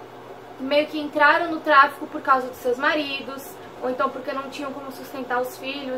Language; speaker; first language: Portuguese; native; Portuguese